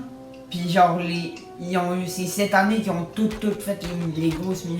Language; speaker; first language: French; native; French